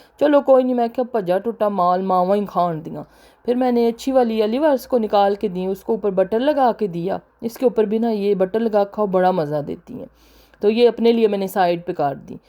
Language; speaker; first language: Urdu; non-native, local second language; Punjabi